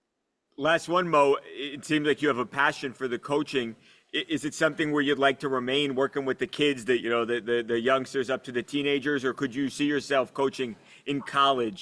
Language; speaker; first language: English; native; English